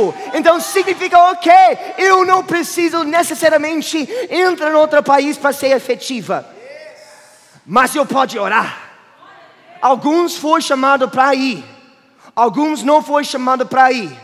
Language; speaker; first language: Portuguese; non-native, fluent; English